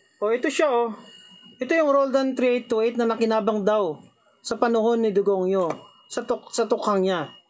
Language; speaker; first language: Filipino; native; Filipino